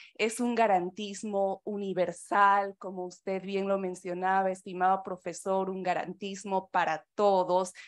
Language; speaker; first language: Spanish; native; Spanish